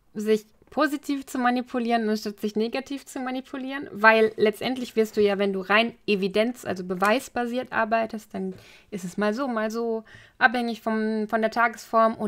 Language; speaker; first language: German; native; German